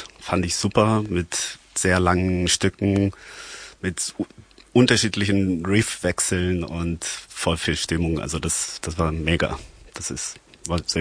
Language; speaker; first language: German; non-native, fluent; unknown